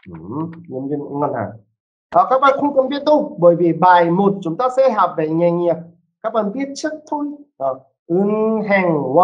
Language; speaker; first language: Vietnamese; non-native, fluent; Korean